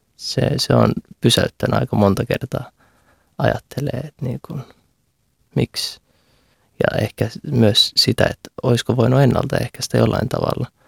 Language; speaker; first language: Finnish; early bilingual, other home language; Arabic